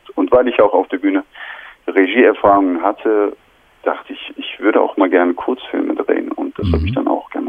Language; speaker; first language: German; non-native, fluent; Turkish